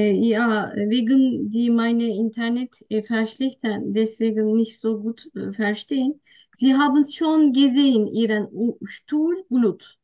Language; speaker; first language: German; non-native, learner; Turkish